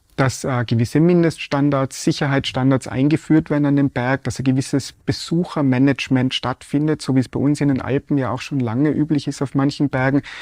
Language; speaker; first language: German; native; German